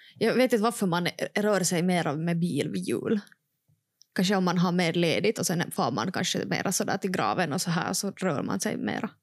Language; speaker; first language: Swedish; native; Swedish